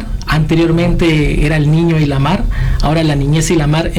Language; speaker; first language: Spanish; native; Spanish